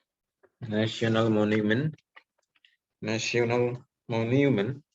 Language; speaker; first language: English; non-native, local second language; Indonesian